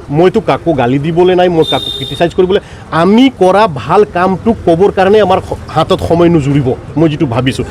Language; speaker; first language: Assamese; non-native, local second language; Hindi